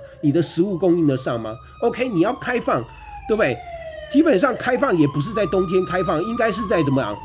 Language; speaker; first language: Chinese; native; Chinese